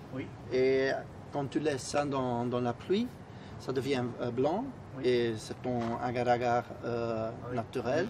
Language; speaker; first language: French; non-native, fluent; Spanish